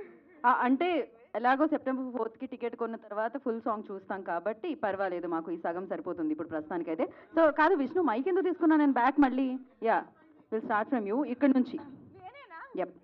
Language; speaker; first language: Telugu; native; Telugu